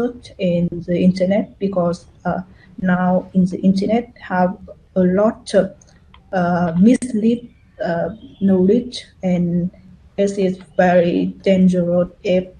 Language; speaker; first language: English; non-native, learner; Vietnamese